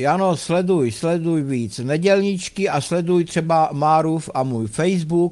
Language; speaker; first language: Czech; native; Czech